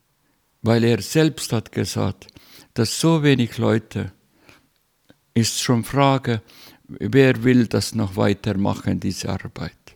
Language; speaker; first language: German; non-native, learner; Estonian